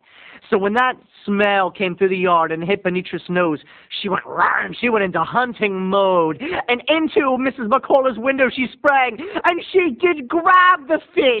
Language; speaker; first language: English; native; English